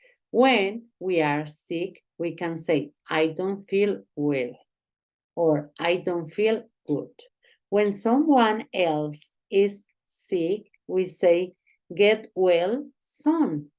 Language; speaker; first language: English; non-native, learner; Spanish